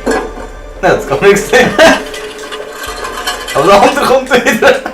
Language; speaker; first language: German; native; German